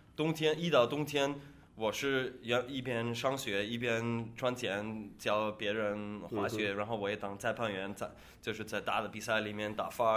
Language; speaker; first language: Chinese; non-native, fluent; German